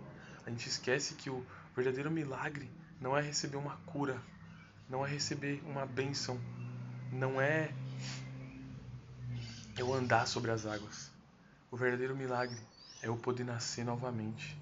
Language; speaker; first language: Portuguese; native; Portuguese